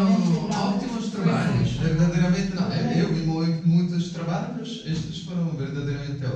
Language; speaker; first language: Portuguese; non-native, fluent; Italian